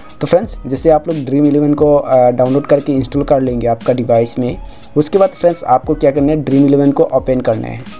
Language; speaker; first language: Hindi; non-native, local second language; Assamese